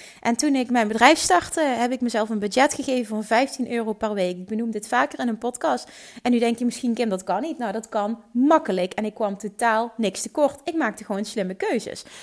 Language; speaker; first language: Dutch; native; Dutch